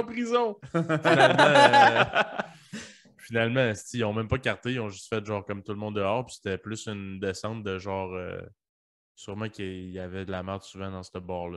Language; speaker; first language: French; early bilingual, other home language; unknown